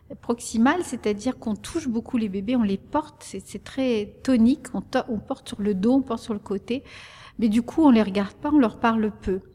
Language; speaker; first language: French; early bilingual, other home language; Spanish